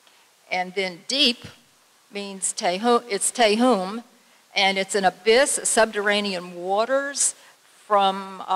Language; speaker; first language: English; native; English